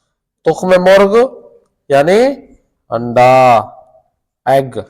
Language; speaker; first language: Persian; non-native, fluent; Urdu